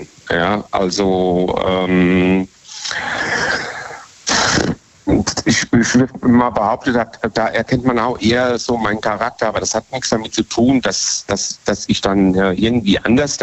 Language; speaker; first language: German; native; German